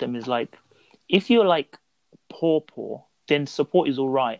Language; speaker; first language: English; non-native, local second language; Yoruba